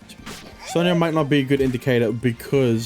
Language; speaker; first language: English; native; English